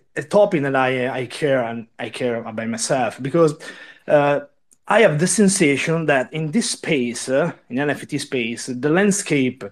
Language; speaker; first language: English; non-native, learner; Italian